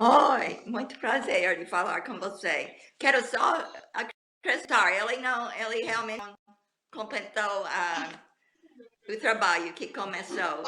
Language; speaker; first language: Portuguese; non-native, fluent; English